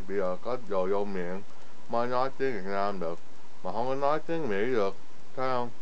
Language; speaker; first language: Vietnamese; early bilingual, heritage; Vietnamese